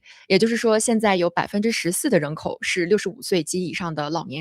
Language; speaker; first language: Chinese; native; Chinese